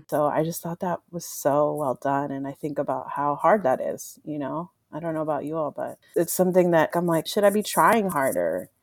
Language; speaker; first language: English; early bilingual, other home language; Spanish